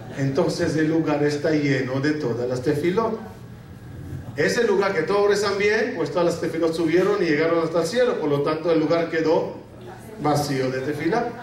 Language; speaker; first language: Spanish; non-native, fluent; Arabic